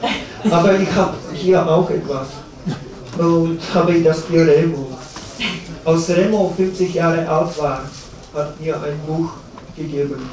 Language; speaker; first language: German; non-native, learner; Czech